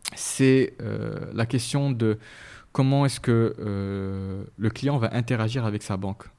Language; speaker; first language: French; non-native, local second language; Arabic